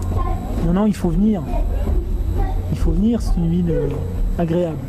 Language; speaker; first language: French; native; French